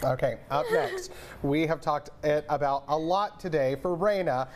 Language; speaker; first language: English; native; English